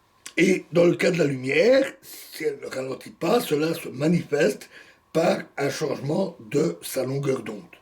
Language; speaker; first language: French; native; French